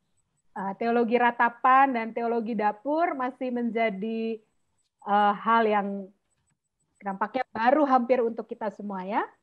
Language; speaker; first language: Indonesian; native; Indonesian